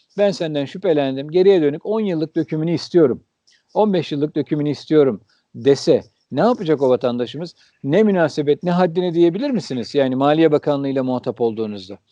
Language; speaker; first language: Turkish; early bilingual, heritage; Turkish